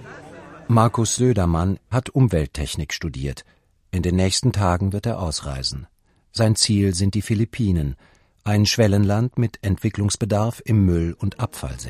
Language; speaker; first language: German; native; German